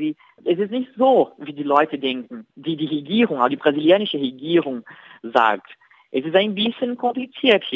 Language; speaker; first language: German; non-native, fluent; Portuguese